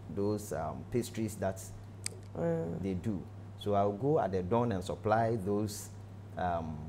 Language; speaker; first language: English; non-native, local second language; Akan